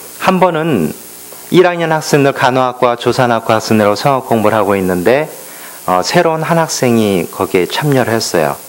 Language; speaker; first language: Korean; native; Korean